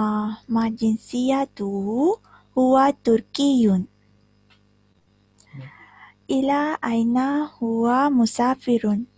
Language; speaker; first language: Arabic; non-native, learner; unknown